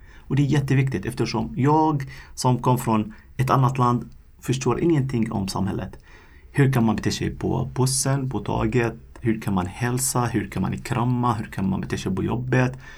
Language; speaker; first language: Swedish; non-native, fluent; Arabic